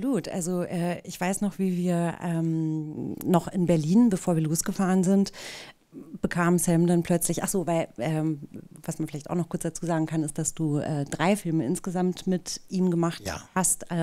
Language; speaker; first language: German; native; German